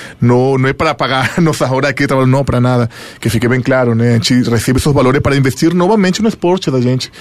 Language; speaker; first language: Portuguese; non-native, fluent; Spanish